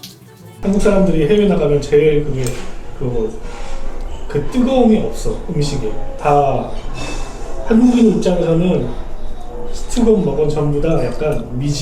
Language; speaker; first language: Korean; native; Korean